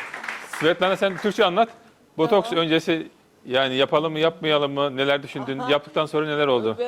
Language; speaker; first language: Turkish; native; Turkish